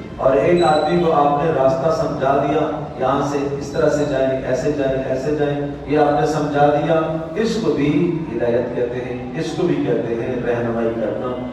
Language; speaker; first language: Urdu; native; Urdu